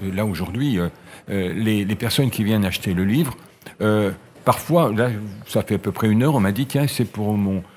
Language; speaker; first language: French; native; French